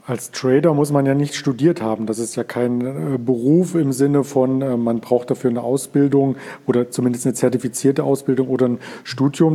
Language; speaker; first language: German; native; German